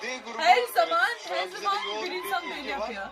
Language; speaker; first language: Turkish; non-native, learner; English